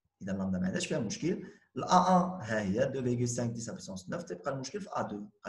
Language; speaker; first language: French; non-native, local second language; Arabic